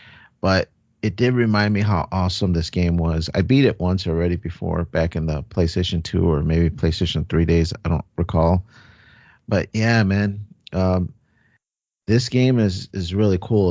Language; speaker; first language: English; native; English